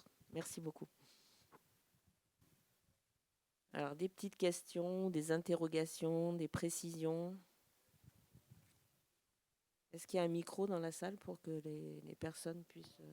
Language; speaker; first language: French; native; French